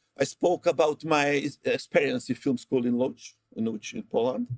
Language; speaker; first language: English; non-native, learner; Macedonian